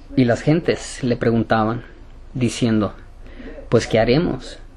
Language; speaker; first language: Spanish; native; Spanish